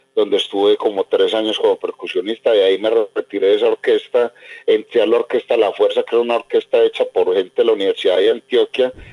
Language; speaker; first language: Spanish; native; Spanish